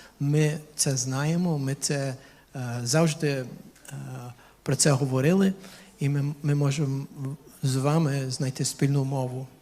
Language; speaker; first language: Ukrainian; early bilingual, heritage; Ukrainian